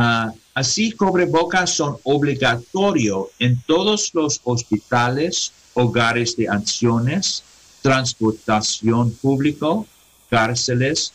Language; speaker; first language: Spanish; non-native, learner; English